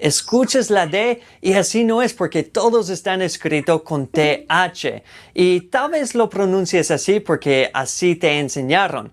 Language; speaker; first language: Spanish; non-native, fluent; English